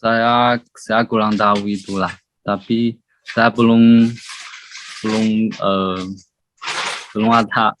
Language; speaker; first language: Indonesian; non-native, learner; Chinese